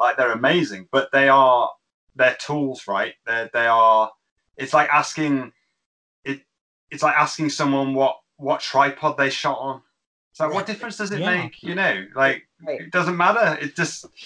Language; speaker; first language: English; native; English